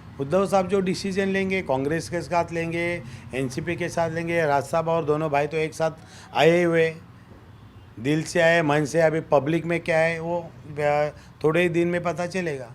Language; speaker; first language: Hindi; non-native, local second language; Marathi